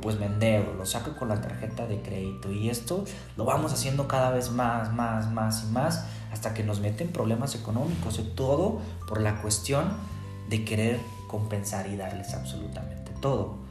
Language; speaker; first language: Spanish; native; Spanish